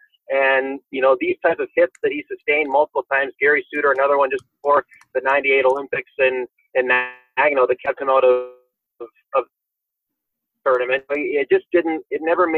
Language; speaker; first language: English; native; English